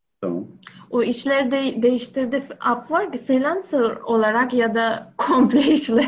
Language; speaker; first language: Turkish; non-native, learner; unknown